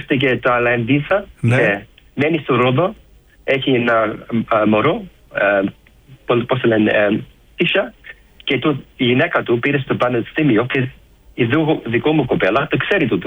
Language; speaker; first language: Greek; early bilingual, heritage; English